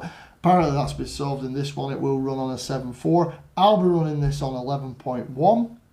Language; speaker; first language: English; native; English